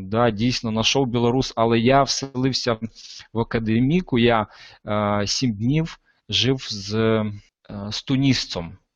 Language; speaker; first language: Ukrainian; non-native, local second language; Russian